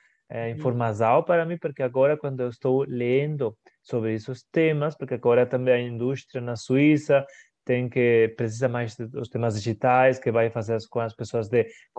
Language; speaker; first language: Portuguese; non-native, fluent; Spanish